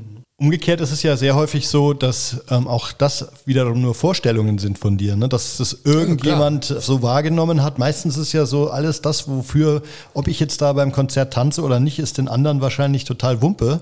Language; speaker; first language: German; native; German